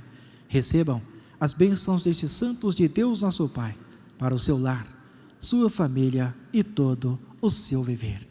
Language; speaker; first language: Portuguese; native; Portuguese